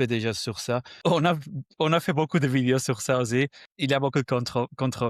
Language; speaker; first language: French; non-native, fluent; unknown